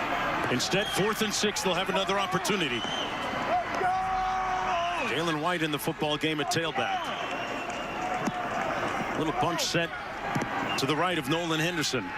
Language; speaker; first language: English; native; English